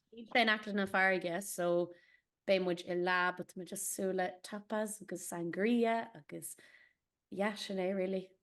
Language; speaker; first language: Irish; native; Irish